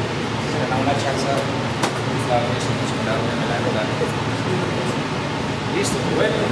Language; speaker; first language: Spanish; native; Spanish